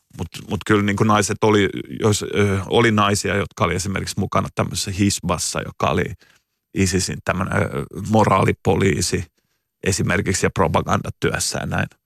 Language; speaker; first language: Finnish; native; Finnish